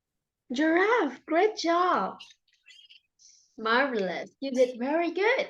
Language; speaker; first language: English; non-native, fluent; Vietnamese